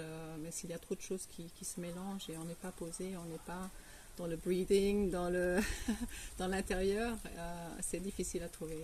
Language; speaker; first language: French; non-native, fluent; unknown